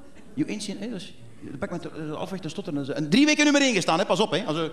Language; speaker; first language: Dutch; native; Dutch